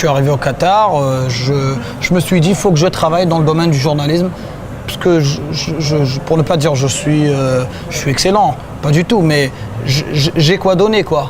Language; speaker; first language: French; non-native, local second language; Arabic